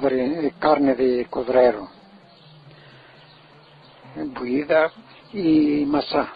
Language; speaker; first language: Spanish; early bilingual, heritage; Ladino